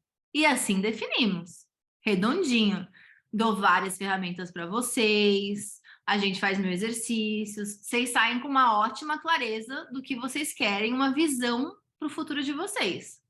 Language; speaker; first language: Portuguese; native; Portuguese